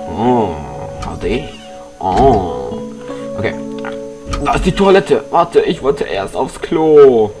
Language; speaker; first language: German; early bilingual, other home language; Polish